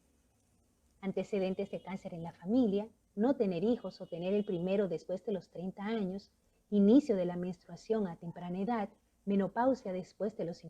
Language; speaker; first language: Spanish; native; Spanish